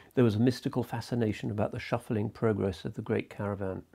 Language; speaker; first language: English; native; English